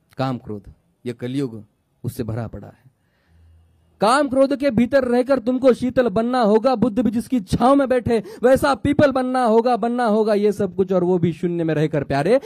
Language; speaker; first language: Hindi; non-native, local second language; Marathi